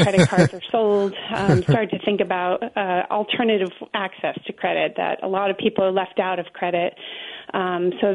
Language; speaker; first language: English; native; English